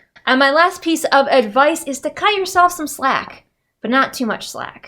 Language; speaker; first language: English; native; English